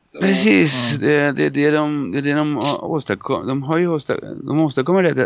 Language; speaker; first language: Swedish; non-native, fluent; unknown